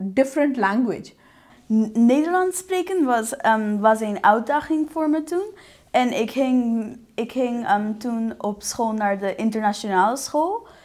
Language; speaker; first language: Dutch; non-native, fluent; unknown